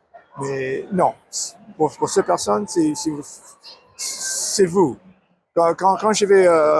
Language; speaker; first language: French; non-native, learner; English